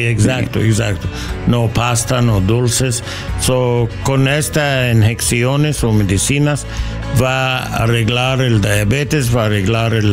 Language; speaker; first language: Spanish; non-native, learner; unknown